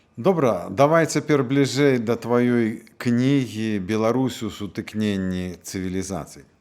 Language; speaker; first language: Belarusian; native; Belarusian